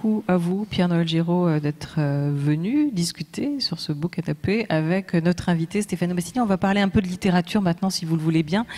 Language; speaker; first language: French; native; French